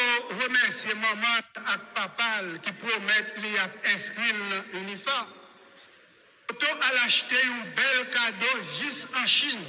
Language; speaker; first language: French; non-native, local second language; Haitian Creole